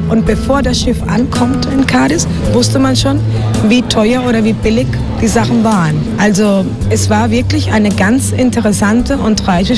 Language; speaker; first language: German; non-native, fluent; Spanish